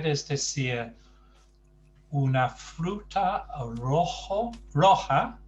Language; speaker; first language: Spanish; non-native, fluent; English